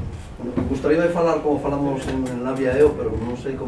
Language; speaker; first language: Galician; non-native, local second language; Spanish